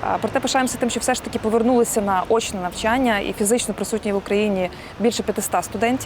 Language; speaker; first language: Ukrainian; native; Ukrainian